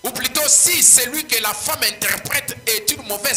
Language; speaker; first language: French; non-native, local second language; Swahili